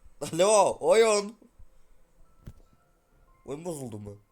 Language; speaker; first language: Turkish; non-native, learner; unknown